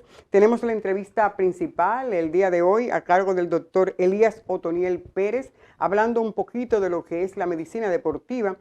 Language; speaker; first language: Spanish; native; Spanish